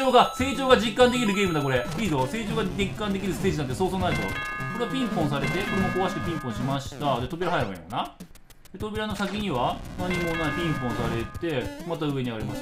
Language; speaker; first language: Japanese; native; Japanese